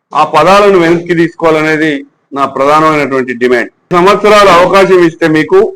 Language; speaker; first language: Telugu; native; Telugu